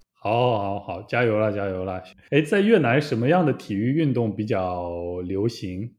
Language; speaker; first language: Chinese; native; Chinese